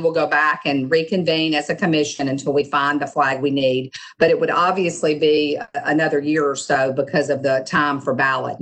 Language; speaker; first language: English; native; English